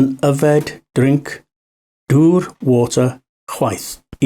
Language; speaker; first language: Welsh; non-native, learner; English